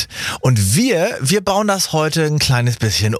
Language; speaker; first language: German; native; German